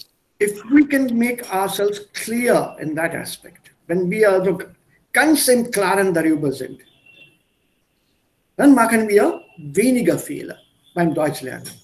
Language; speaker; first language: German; non-native, fluent; Hindi